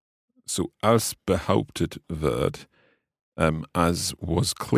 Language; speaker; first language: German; non-native, fluent; English